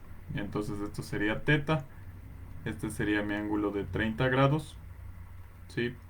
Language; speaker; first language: Spanish; native; Spanish